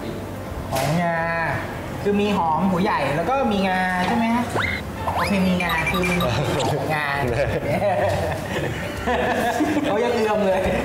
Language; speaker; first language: Thai; native; Thai